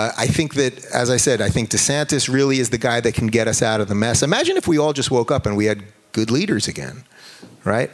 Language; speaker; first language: English; native; English